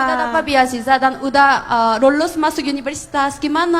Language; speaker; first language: Indonesian; non-native, fluent; Korean